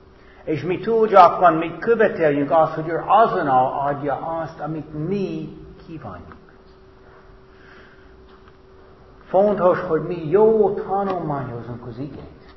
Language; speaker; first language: Hungarian; non-native, fluent; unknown